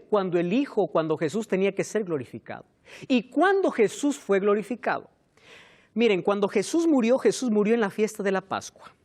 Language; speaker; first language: Spanish; native; Spanish